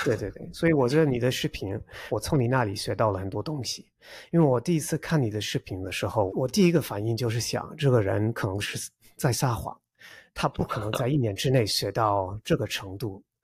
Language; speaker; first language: Chinese; non-native, fluent; English